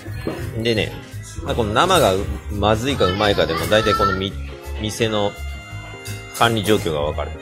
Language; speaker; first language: Japanese; native; Japanese